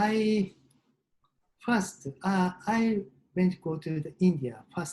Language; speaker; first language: English; non-native, learner; Japanese